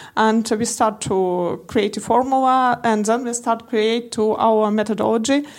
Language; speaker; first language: English; non-native, learner; Russian